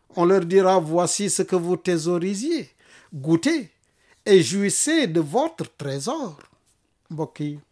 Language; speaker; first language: French; non-native, local second language; Wolof